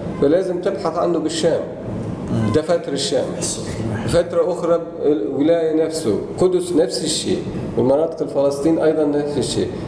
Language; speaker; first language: Arabic; non-native, fluent; Turkish